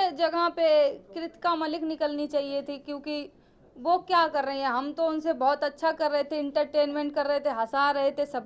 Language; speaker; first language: Hindi; native; Hindi